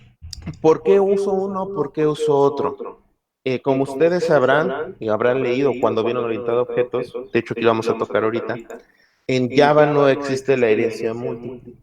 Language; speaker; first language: Spanish; native; Spanish